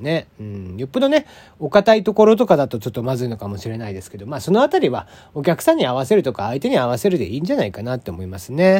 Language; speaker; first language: Japanese; native; Japanese